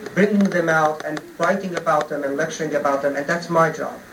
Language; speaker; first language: English; non-native, fluent; Arabic